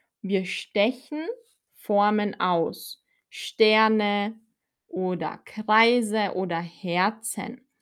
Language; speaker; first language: German; non-native, fluent; Filipino